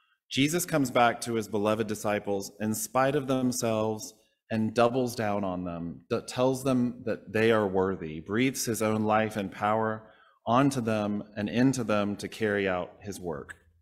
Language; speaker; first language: English; native; English